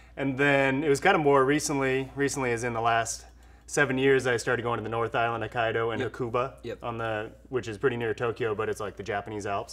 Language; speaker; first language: English; native; English